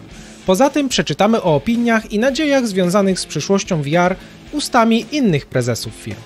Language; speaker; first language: Polish; native; Polish